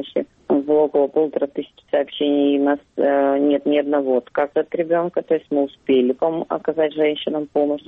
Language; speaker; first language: Russian; native; Russian